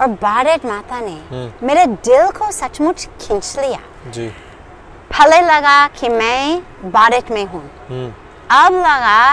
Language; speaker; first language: Hindi; non-native, learner; English